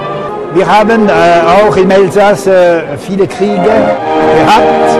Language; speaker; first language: German; non-native, local second language; French